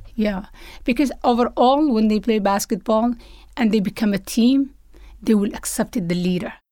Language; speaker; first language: English; non-native, learner; Somali